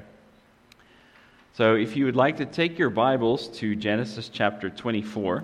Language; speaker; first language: English; non-native, local second language; Afrikaans